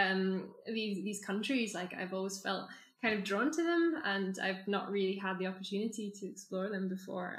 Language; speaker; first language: English; native; English